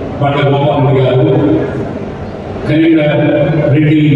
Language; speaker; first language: Telugu; native; Telugu